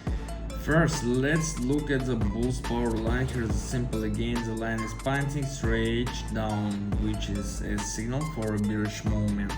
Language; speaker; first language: English; non-native, fluent; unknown